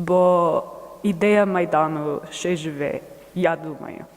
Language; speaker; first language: Ukrainian; non-native, learner; English